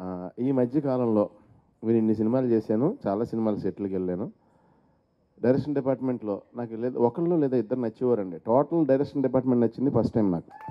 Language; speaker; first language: Telugu; native; Telugu